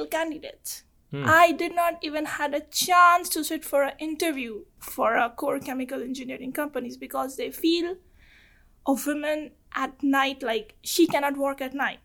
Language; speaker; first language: English; non-native, local second language; Bangla